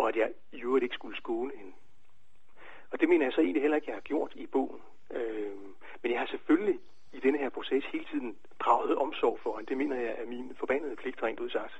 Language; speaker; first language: Danish; native; Danish